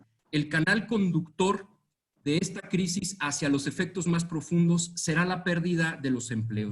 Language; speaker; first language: Spanish; native; Spanish